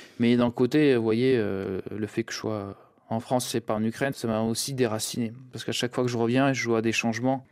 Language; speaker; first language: French; early bilingual, other home language; Russian